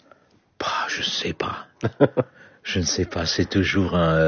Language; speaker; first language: French; non-native, fluent; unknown